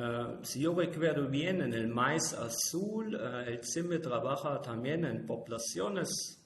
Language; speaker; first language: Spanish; non-native, fluent; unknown